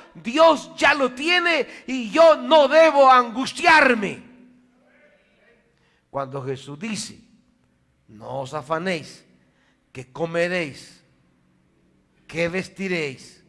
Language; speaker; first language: Spanish; native; Spanish